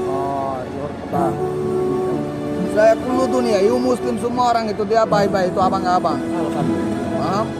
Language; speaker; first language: Indonesian; non-native, learner; Bangla